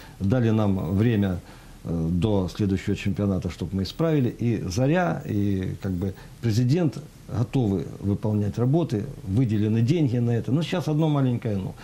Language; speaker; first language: Russian; native; Russian